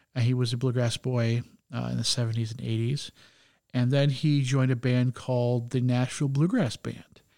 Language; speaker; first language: English; native; English